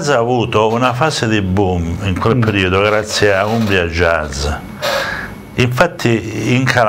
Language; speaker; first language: Italian; native; Italian